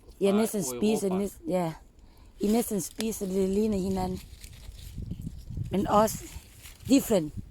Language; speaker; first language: Danish; non-native, learner; Thai